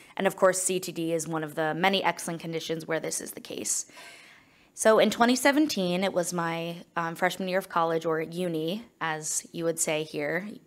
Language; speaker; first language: English; native; English